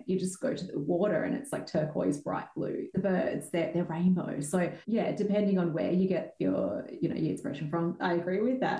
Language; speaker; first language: English; native; English